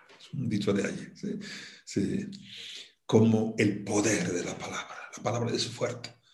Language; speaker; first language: Spanish; non-native, fluent; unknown